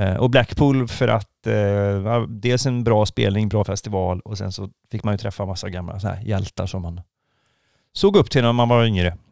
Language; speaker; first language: Swedish; native; Swedish